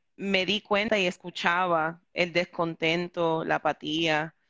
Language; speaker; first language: Spanish; early bilingual, heritage; Spanish